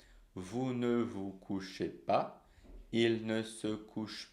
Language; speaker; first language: French; non-native, fluent; Portuguese